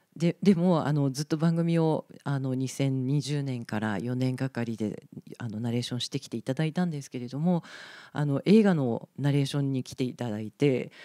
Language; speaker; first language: Japanese; native; Japanese